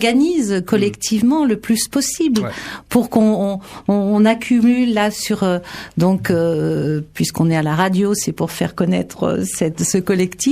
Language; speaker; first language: French; native; French